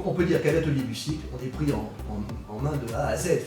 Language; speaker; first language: French; native; French